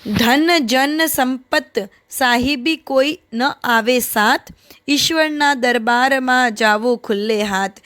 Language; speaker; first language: Hindi; non-native, local second language; Gujarati